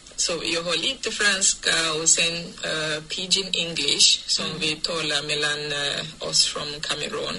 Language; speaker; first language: Swedish; non-native, fluent; English